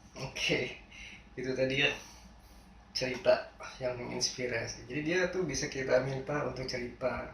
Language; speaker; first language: Indonesian; native; Indonesian